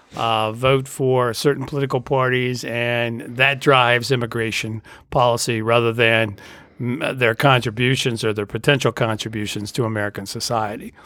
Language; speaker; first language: English; native; English